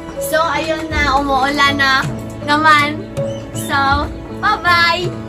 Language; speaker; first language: Filipino; non-native, local second language; Cebuano